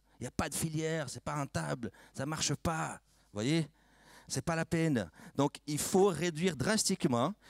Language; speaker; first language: French; non-native, fluent; Portuguese